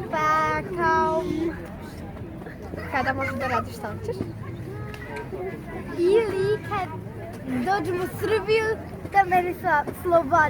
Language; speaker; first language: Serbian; early bilingual, heritage; Serbian